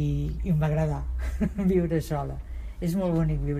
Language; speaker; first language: Catalan; non-native, local second language; Spanish